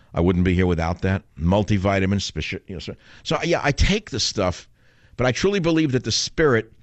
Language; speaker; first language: English; native; English